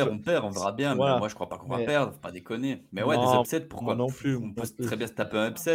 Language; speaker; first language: French; native; French